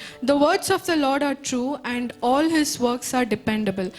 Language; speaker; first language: English; non-native, local second language; Tamil